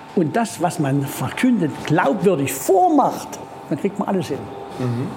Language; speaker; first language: German; native; German